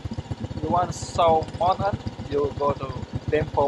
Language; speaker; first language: English; non-native, learner; Indonesian